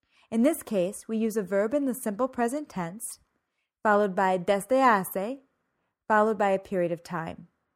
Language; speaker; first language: English; native; English